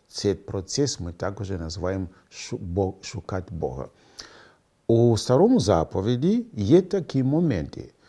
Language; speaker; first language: Ukrainian; non-native, fluent; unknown